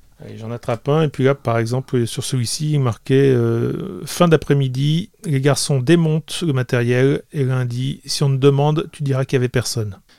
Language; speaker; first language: French; native; French